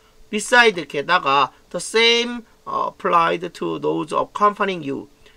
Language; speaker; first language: English; non-native, fluent; Korean